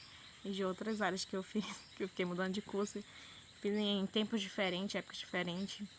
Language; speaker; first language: Portuguese; native; Portuguese